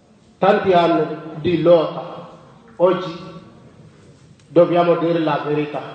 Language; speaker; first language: Italian; non-native, learner; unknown